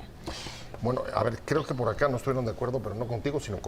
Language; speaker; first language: Spanish; native; Spanish